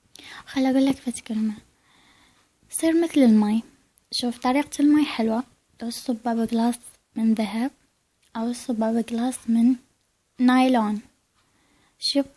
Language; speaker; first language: Arabic; native; Arabic